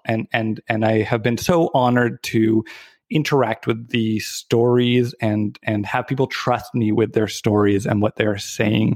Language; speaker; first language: English; native; English